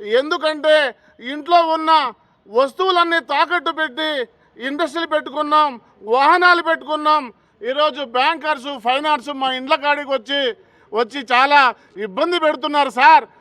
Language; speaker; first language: Telugu; non-native, local second language; Lambadi